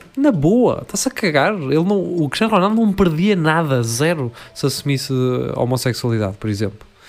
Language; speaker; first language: Portuguese; native; Portuguese